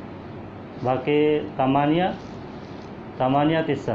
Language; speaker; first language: Arabic; non-native, learner; Hindi